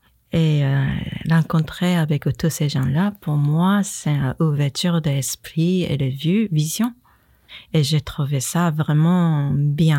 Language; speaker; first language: French; non-native, fluent; Japanese